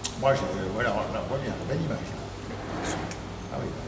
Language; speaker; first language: French; native; French